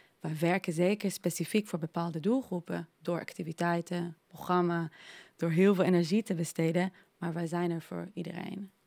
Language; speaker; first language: Dutch; non-native, fluent; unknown